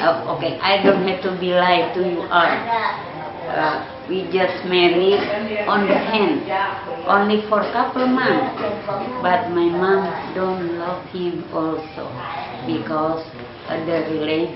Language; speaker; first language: English; non-native, learner; Indonesian